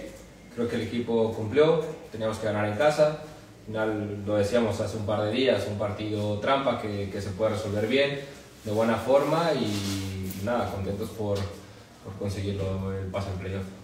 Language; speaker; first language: Spanish; native; Spanish